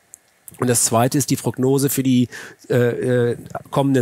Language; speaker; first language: German; native; German